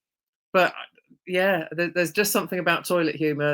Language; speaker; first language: English; native; English